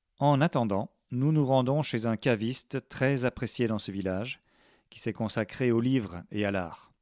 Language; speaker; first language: French; native; French